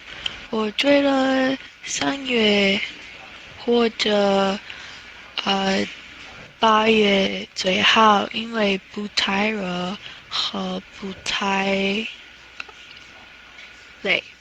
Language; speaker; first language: Chinese; non-native, learner; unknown